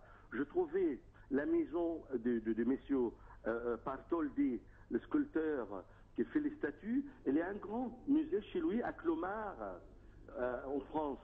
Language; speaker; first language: French; non-native, fluent; Arabic